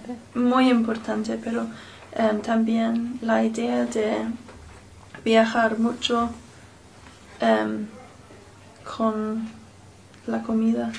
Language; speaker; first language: Spanish; non-native, learner; English